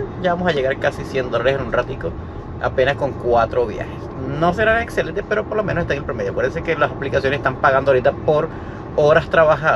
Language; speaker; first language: Spanish; native; Spanish